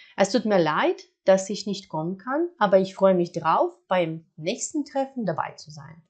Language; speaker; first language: German; non-native, fluent; Ukrainian